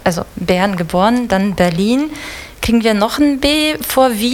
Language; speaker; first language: German; native; German